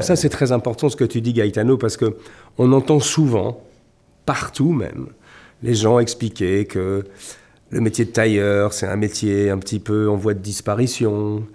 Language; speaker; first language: French; native; French